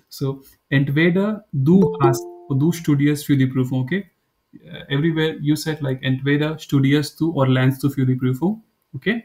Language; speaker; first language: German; non-native, fluent; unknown